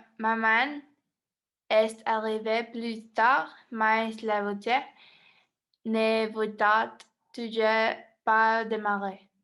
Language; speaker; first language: French; non-native, learner; Spanish